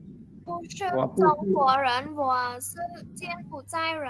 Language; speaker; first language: Chinese; non-native, learner; Khmer